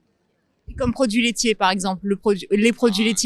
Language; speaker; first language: French; native; French